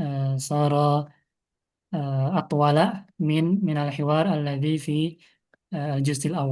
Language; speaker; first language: Arabic; non-native, fluent; Indonesian